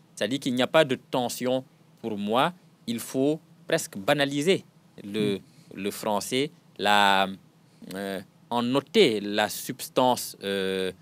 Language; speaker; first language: French; non-native, local second language; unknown